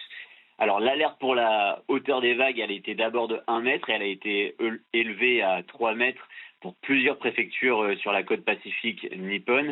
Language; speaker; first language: French; native; French